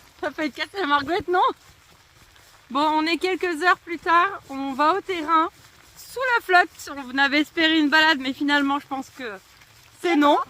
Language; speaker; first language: French; native; French